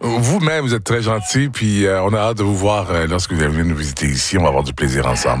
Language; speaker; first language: French; native; French